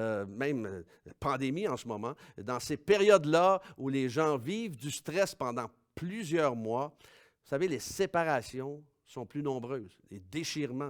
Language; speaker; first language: French; native; French